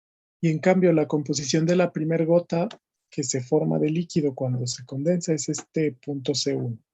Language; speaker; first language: Spanish; native; Spanish